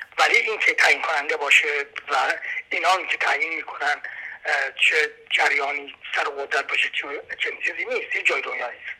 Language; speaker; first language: Persian; native; Persian